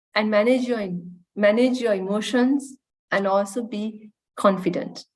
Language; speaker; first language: English; non-native, local second language; Sinhala